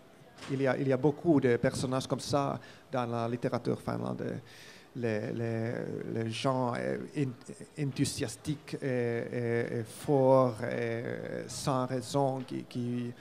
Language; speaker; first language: French; non-native, learner; Finnish